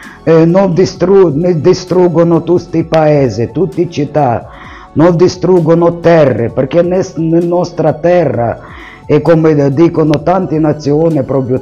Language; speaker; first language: Italian; non-native, learner; Ukrainian